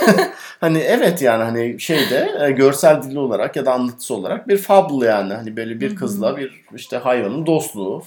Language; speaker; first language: Turkish; native; Turkish